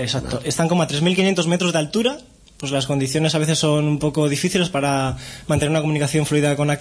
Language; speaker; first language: Spanish; native; Spanish